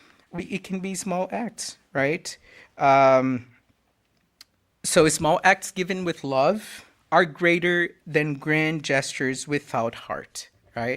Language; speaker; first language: English; non-native, fluent; Portuguese